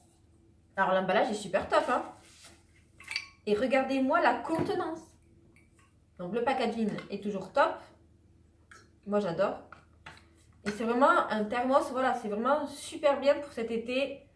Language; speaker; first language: French; native; French